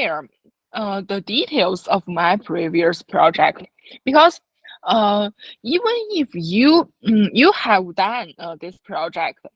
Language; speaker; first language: English; non-native, fluent; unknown